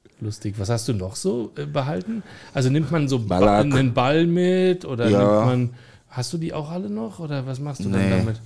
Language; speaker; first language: German; native; German